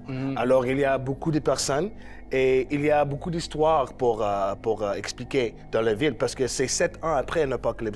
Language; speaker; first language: French; non-native, learner; English